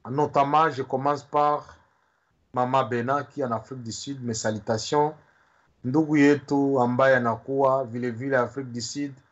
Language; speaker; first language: French; non-native, local second language; Swahili